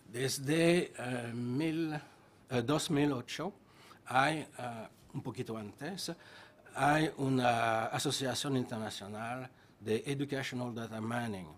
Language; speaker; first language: Spanish; non-native, fluent; French